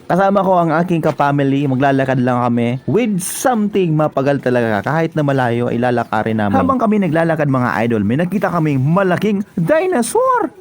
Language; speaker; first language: Filipino; non-native, local second language; Bikol